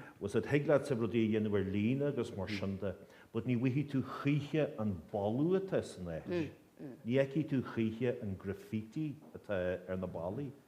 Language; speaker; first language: Irish; native; Irish